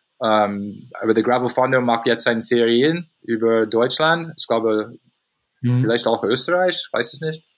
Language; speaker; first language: German; non-native, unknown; English